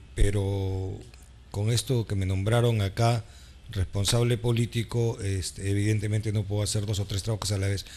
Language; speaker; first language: Spanish; native; Spanish